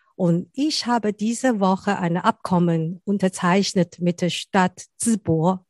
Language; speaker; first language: German; non-native, fluent; Chinese